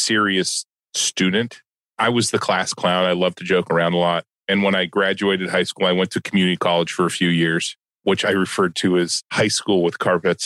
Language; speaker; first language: English; native; English